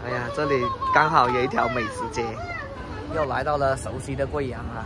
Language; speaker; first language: Chinese; native; Chinese